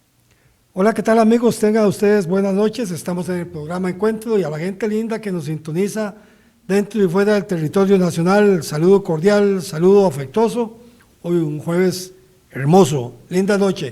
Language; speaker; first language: Spanish; native; Spanish